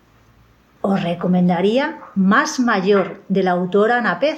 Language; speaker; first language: Spanish; native; Spanish